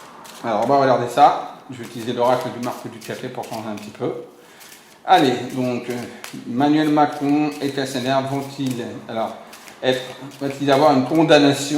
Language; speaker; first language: French; native; French